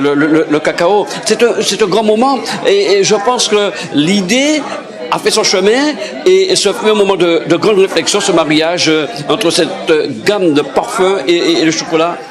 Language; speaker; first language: French; native; French